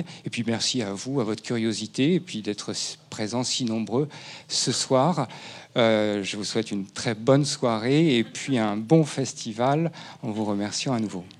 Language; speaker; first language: French; native; French